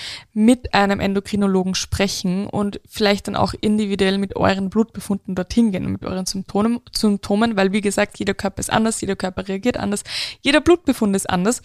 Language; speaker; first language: German; native; German